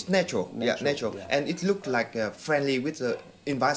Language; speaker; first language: English; non-native, fluent; Vietnamese